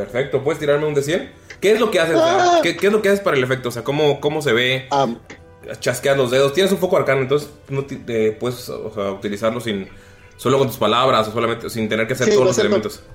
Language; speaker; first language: Spanish; native; Spanish